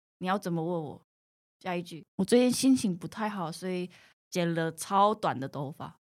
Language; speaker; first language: Chinese; non-native, fluent; Korean